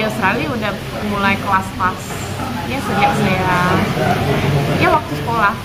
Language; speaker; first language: Indonesian; early bilingual, heritage; English